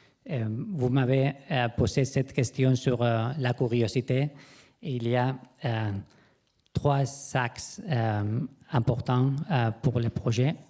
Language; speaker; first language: French; non-native, fluent; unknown